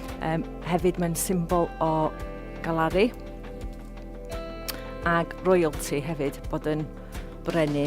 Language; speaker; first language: Welsh; non-native, local second language; English